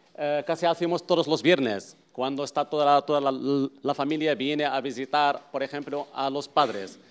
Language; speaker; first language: Spanish; non-native, learner; Arabic